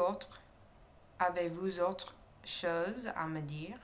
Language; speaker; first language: French; non-native, learner; English